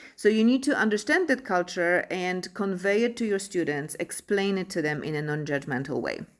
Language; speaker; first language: English; non-native, fluent; Polish